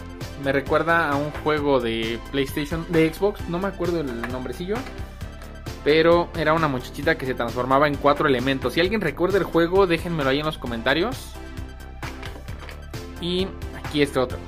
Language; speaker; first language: Spanish; native; Spanish